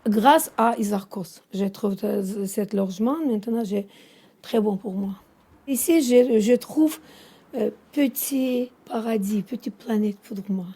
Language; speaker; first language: French; non-native, learner; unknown